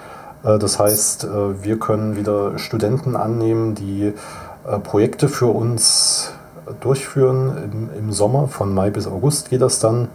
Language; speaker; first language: German; native; German